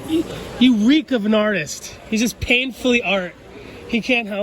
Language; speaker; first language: English; native; English